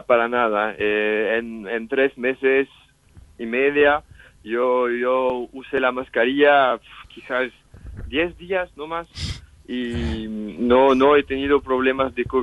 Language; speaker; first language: Spanish; non-native, fluent; French